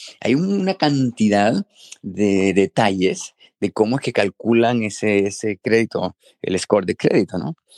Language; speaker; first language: Spanish; native; Spanish